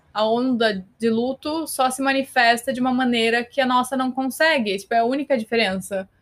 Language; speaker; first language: Portuguese; native; Portuguese